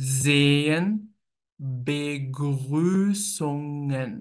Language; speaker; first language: German; native; German